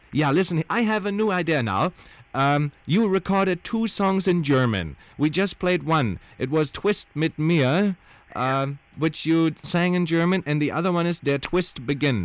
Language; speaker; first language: English; non-native, fluent; German